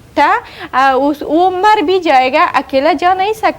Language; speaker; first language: Hindi; non-native, learner; Persian